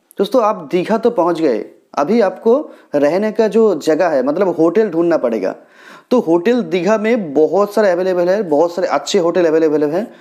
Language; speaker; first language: Hindi; non-native, local second language; Bangla